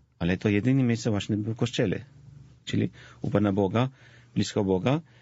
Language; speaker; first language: Polish; non-native, fluent; Georgian